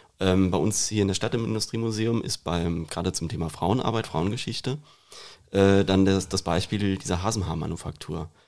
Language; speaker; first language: German; native; German